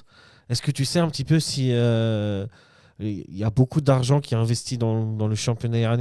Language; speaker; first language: French; native; French